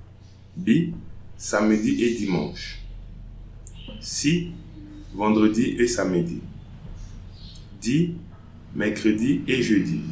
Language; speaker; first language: French; non-native, fluent; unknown